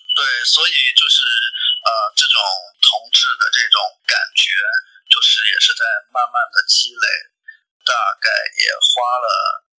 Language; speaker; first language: Chinese; native; Chinese